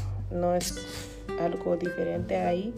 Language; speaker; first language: Spanish; non-native, learner; English